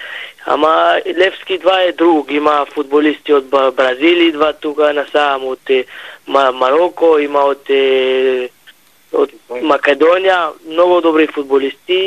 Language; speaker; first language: Bulgarian; non-native, learner; Hebrew